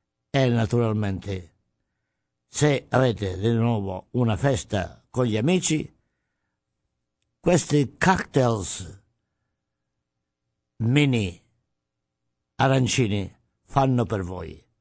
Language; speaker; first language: Italian; native; Italian